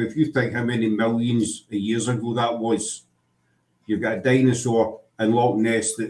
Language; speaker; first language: English; native; English